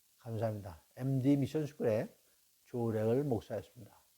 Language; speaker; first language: Korean; native; Korean